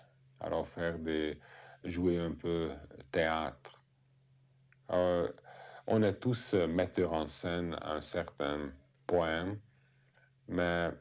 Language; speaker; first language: French; non-native, fluent; Hungarian